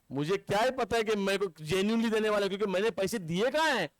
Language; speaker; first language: Hindi; non-native, local second language; Marathi